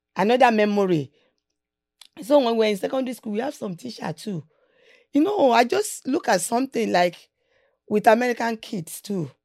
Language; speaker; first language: English; non-native, local second language; Yoruba